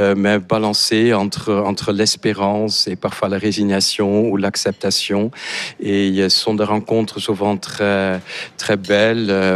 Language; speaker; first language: French; non-native, fluent; Dutch